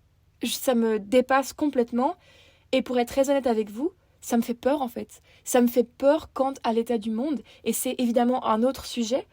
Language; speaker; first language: French; native; French